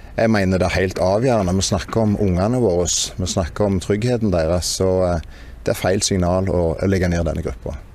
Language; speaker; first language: Norwegian; native; Norwegian